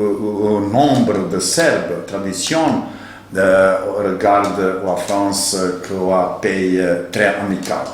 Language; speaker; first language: French; non-native, learner; Serbian